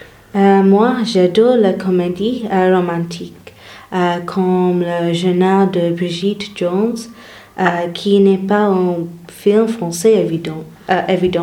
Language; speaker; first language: French; non-native, learner; English